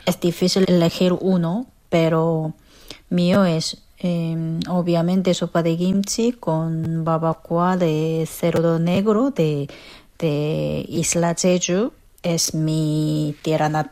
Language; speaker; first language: Spanish; non-native, fluent; Korean